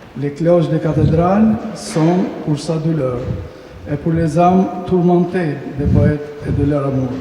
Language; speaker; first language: French; non-native, fluent; Albanian